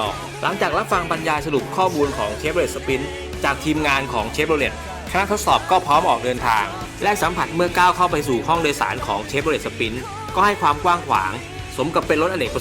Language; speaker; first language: Thai; native; Thai